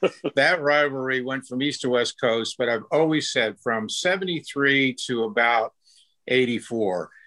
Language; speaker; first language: English; native; English